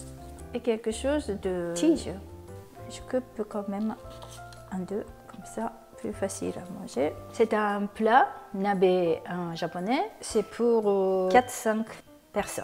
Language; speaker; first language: French; non-native, fluent; Japanese